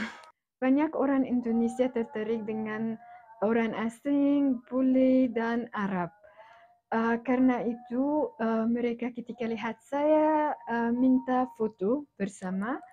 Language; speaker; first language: Indonesian; non-native, fluent; Arabic